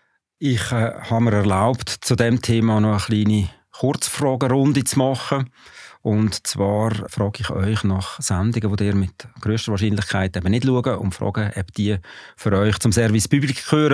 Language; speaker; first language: German; native; German